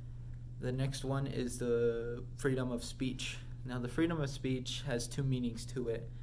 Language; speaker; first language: English; native; English